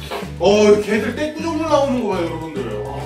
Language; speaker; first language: Korean; native; Korean